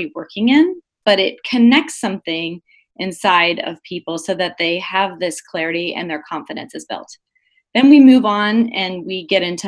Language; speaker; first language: English; native; English